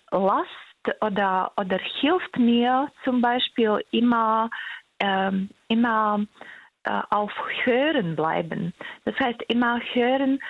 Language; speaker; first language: German; non-native, fluent; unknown